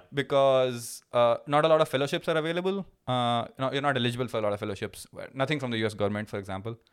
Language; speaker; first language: English; non-native, local second language; Hindi